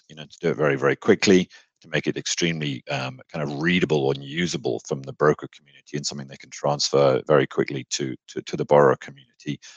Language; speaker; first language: English; native; English